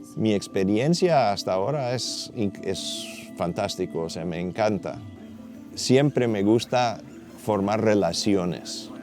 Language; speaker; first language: Spanish; non-native, fluent; Portuguese